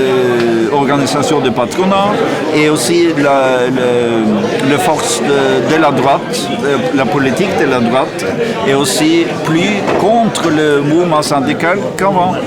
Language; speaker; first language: French; non-native, learner; Norwegian